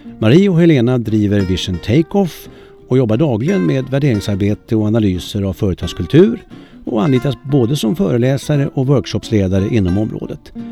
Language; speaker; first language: Swedish; native; Swedish